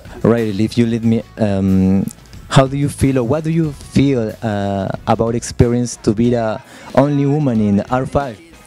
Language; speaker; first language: English; non-native, learner; Spanish